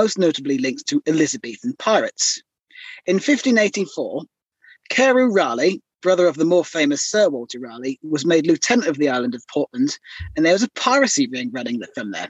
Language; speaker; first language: English; native; English